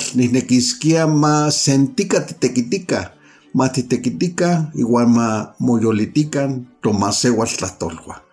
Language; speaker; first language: Spanish; non-native, local second language; Nahuatl languages